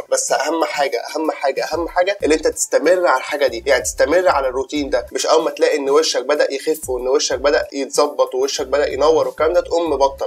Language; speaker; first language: Arabic; native; Arabic